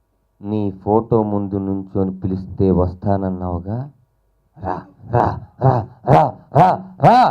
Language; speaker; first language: Telugu; native; Telugu